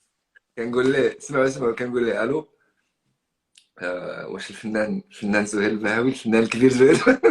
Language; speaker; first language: Arabic; native; Arabic